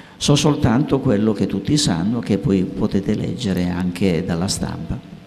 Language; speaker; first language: Italian; native; Italian